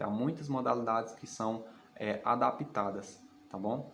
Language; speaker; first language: Portuguese; native; Portuguese